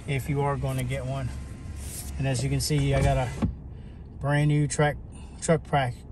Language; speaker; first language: English; native; English